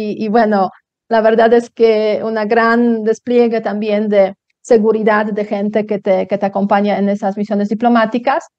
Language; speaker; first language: Spanish; non-native, fluent; Polish